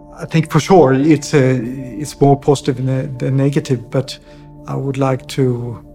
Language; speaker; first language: English; non-native, fluent; Swedish